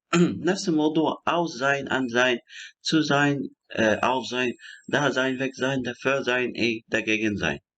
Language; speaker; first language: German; non-native, fluent; Arabic